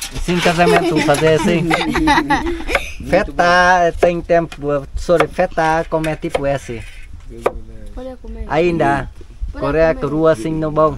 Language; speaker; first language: Portuguese; non-native, learner; Vietnamese